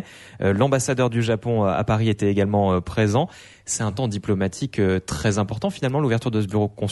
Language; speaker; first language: French; native; French